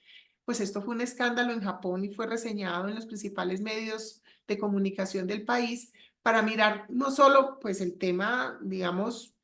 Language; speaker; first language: Spanish; native; Spanish